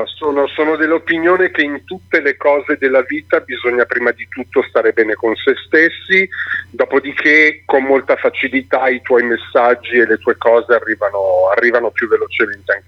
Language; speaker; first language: Italian; native; Italian